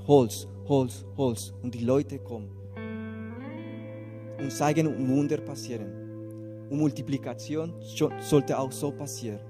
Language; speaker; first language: German; non-native, learner; Spanish